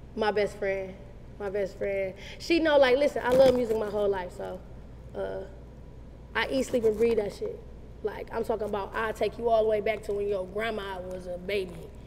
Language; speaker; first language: English; native; English